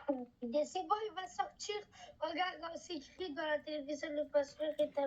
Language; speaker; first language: French; native; French